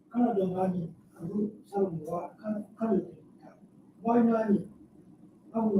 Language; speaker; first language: Japanese; non-native, learner; English